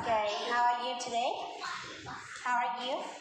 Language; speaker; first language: English; non-native, fluent; Vietnamese